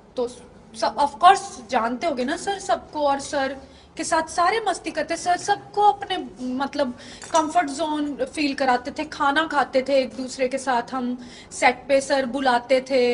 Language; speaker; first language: Hindi; non-native, local second language; Punjabi